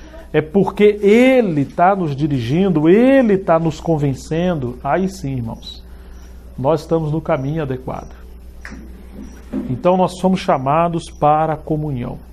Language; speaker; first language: Portuguese; native; Portuguese